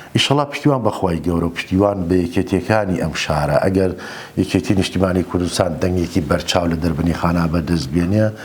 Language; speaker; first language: Central Kurdish; native; Central Kurdish